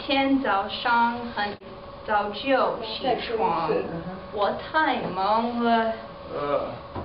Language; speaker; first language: Chinese; non-native, learner; English